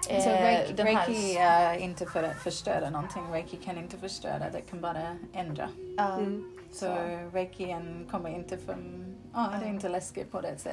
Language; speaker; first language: Swedish; non-native, fluent; English